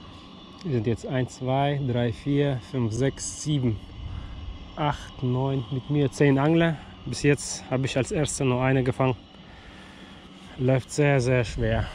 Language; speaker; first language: German; non-native, fluent; Russian